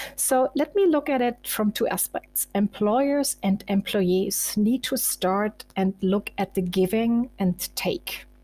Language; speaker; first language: English; non-native, fluent; German